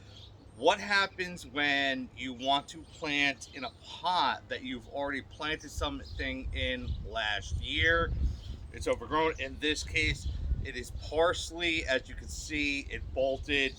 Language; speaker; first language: English; native; English